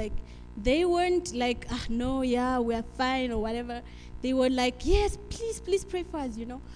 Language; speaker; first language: English; non-native, local second language; Afrikaans